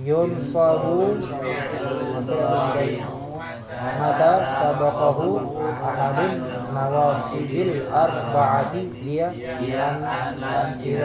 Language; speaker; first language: Arabic; non-native, learner; Indonesian